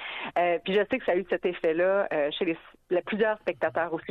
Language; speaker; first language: French; native; French